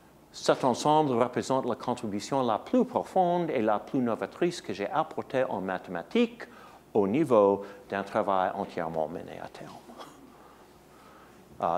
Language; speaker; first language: French; non-native, fluent; English